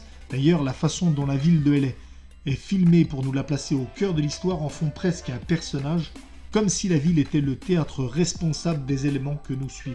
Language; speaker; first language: French; native; French